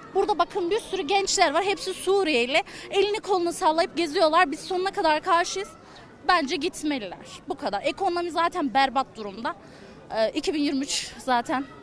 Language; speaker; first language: Turkish; native; Turkish